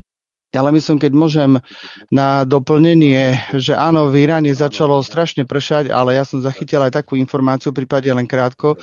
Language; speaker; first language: Slovak; native; Slovak